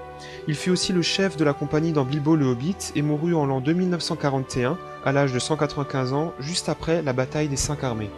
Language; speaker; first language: French; native; French